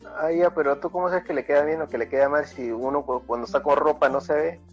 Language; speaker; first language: Spanish; native; Spanish